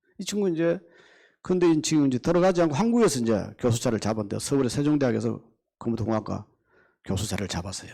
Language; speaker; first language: Korean; native; Korean